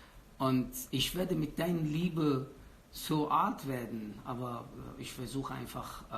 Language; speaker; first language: German; non-native, learner; Persian